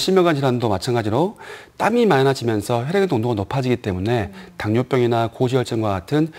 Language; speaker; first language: Korean; native; Korean